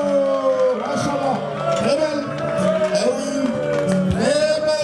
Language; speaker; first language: French; non-native, local second language; Wolof